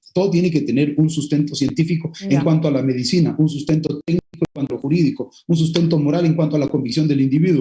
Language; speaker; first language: Spanish; native; Spanish